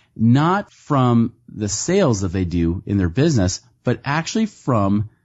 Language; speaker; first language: English; native; English